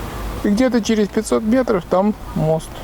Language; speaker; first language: Russian; native; Russian